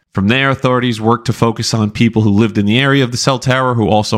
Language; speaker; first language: English; native; English